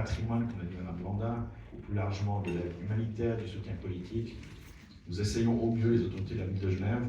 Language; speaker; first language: French; native; French